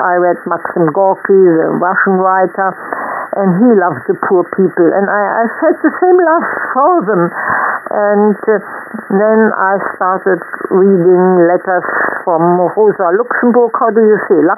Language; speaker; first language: English; non-native, fluent; German